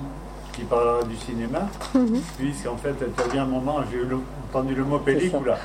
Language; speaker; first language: French; non-native, fluent; Spanish